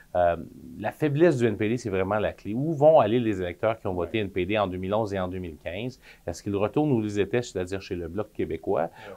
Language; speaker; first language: French; native; French